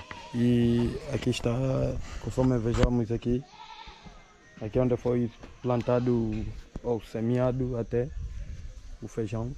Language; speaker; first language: Portuguese; non-native, fluent; Vietnamese